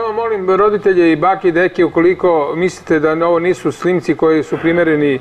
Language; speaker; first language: Croatian; native; Croatian